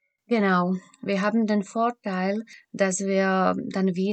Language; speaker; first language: German; non-native, fluent; Slovak